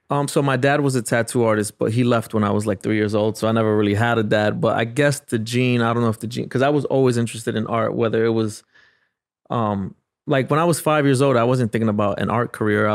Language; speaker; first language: English; native; English